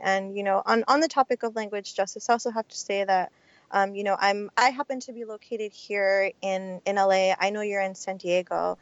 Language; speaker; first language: English; early bilingual, other home language; Spanish